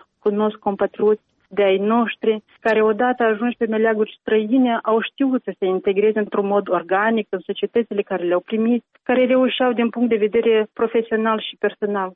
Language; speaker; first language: Romanian; native; Romanian